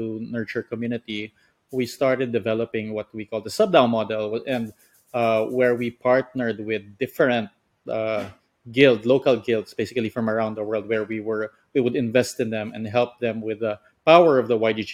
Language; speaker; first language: English; non-native, local second language; Filipino